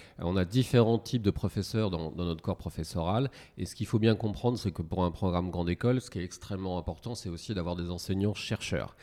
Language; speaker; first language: French; native; French